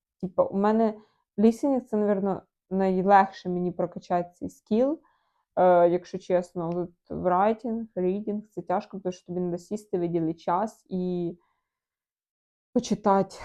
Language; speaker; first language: Ukrainian; non-native, local second language; Russian